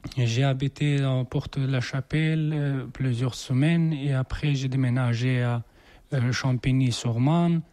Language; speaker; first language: French; non-native, learner; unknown